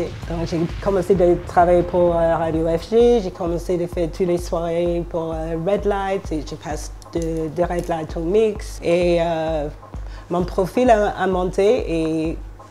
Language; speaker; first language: French; non-native, fluent; English